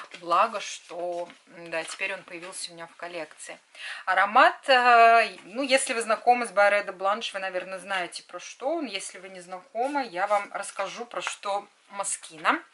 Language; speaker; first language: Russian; native; Russian